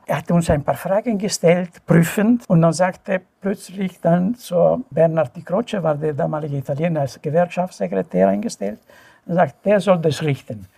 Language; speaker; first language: German; non-native, fluent; Italian